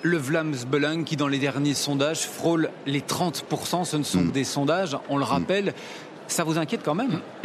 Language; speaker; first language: French; native; French